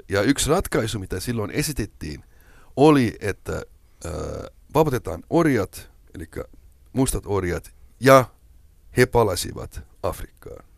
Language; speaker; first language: Finnish; non-native, local second language; Swedish